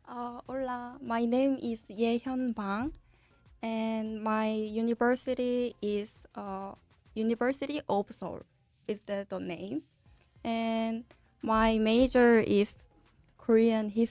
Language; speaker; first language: English; non-native, learner; Korean